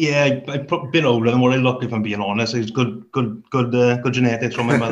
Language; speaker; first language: English; native; English